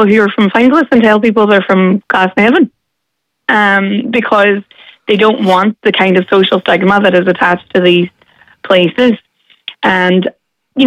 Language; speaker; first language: English; native; English